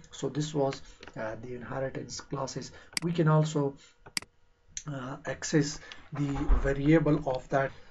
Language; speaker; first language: English; non-native, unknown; Persian